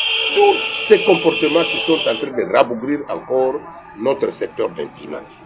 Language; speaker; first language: French; non-native, local second language; Kongo